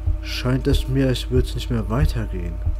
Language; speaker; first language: German; native; German